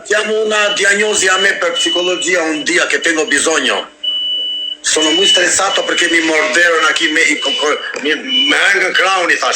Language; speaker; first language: Italian; non-native, learner; Albanian